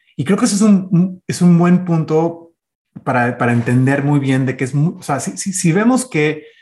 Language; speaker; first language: Spanish; early bilingual, heritage; Spanish